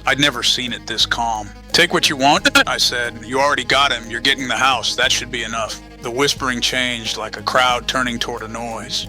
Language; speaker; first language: English; native; English